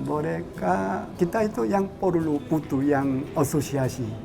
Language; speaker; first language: Indonesian; non-native, learner; Korean